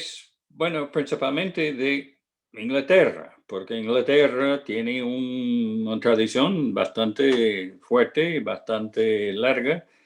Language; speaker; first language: Spanish; non-native, fluent; English